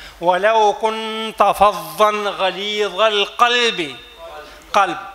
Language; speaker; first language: Urdu; native; Urdu